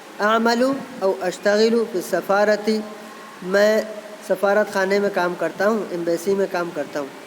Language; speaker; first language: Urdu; native; Urdu